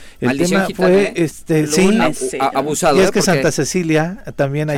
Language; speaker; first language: Spanish; native; Spanish